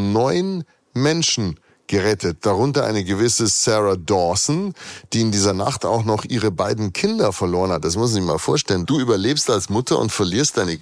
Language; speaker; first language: German; native; German